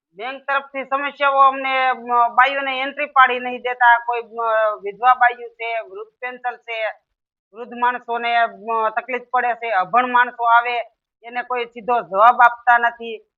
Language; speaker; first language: Gujarati; native; Gujarati